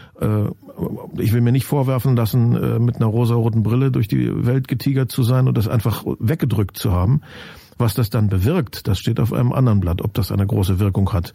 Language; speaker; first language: German; native; German